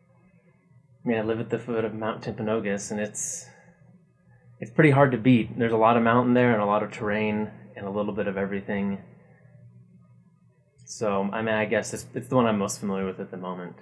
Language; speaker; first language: English; native; English